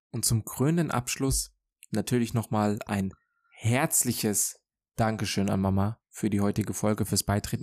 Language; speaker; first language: German; native; German